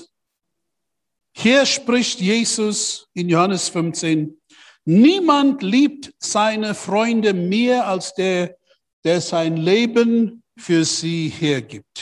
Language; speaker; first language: German; non-native, fluent; English